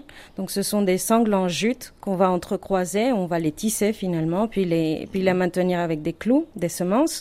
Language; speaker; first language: French; non-native, fluent; Spanish